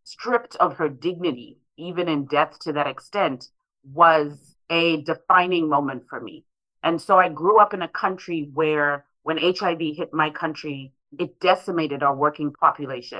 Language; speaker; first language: English; non-native, local second language; Shona